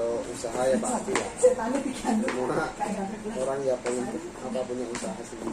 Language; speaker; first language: Indonesian; non-native, local second language; Javanese